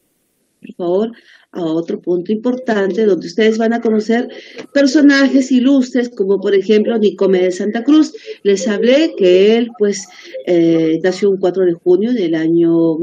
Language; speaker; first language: Spanish; native; Spanish